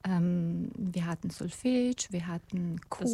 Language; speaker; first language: German; non-native, fluent; Russian